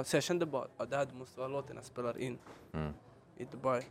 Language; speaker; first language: Swedish; early bilingual, other home language; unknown